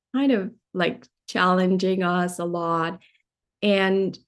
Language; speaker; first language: English; non-native, local second language; Hindi